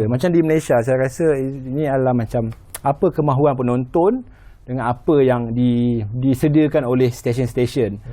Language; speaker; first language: Malay; native; Malay